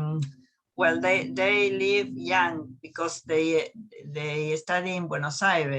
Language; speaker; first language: English; non-native, learner; Spanish